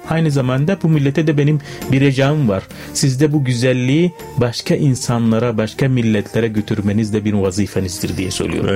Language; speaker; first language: Turkish; non-native, fluent; Arabic